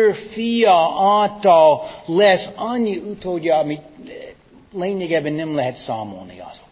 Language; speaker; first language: Hungarian; non-native, fluent; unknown